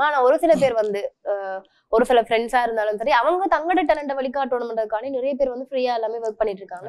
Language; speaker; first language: Tamil; native; Tamil